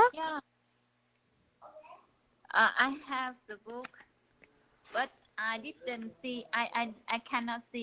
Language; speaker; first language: English; non-native, learner; Vietnamese